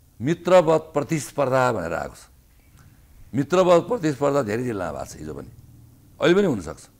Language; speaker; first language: Nepali; native; Nepali